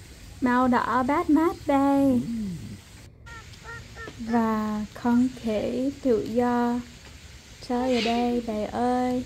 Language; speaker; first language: Vietnamese; non-native, fluent; English